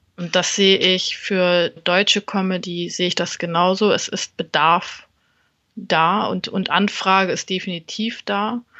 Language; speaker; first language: German; early bilingual, other home language; Vietnamese